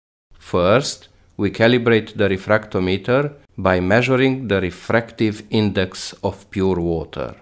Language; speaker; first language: English; non-native, fluent; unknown